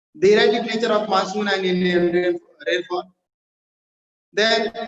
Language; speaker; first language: English; non-native, local second language; Marathi